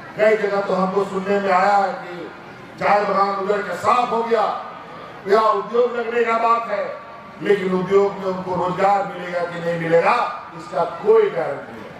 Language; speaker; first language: Hindi; non-native, local second language; Santali